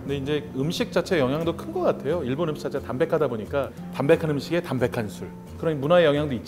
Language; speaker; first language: Korean; native; Korean